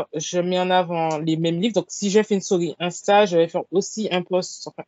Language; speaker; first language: French; native; French